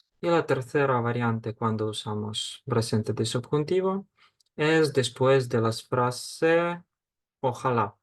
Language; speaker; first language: Spanish; non-native, fluent; Ukrainian